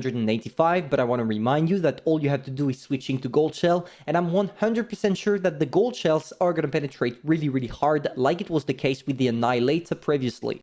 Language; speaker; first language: English; non-native, fluent; French